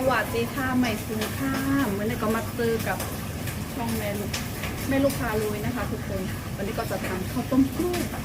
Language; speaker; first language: Thai; non-native, local second language; Shan